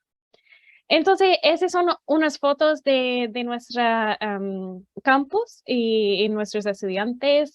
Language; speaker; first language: Spanish; non-native, fluent; English